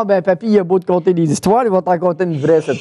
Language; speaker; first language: French; native; French